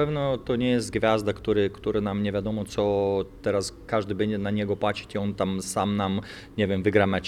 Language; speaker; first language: Polish; non-native, fluent; Lithuanian